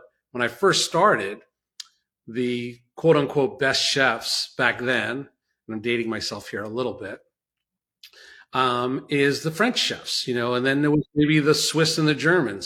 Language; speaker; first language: English; native; English